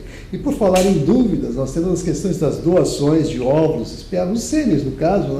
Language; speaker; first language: Portuguese; native; Portuguese